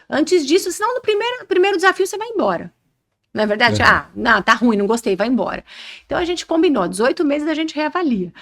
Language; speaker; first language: Portuguese; native; Portuguese